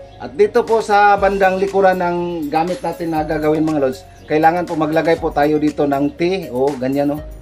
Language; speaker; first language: Filipino; non-native, local second language; Cebuano